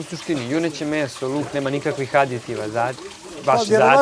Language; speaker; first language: Bosnian; native; Bosnian